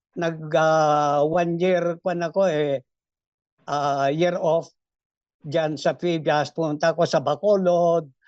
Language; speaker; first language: Filipino; native; Filipino